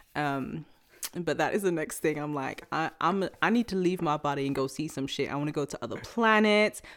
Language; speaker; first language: English; native; English